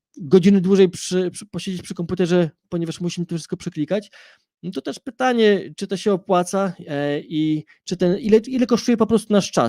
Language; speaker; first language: Polish; native; Polish